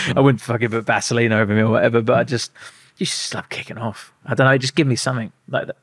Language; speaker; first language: English; native; English